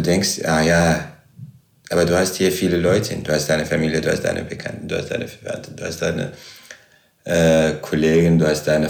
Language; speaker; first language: German; non-native, learner; Arabic